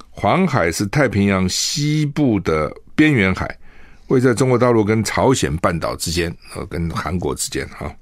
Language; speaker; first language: Chinese; native; Chinese